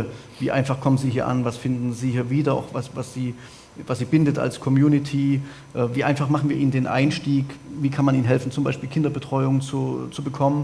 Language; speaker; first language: German; native; German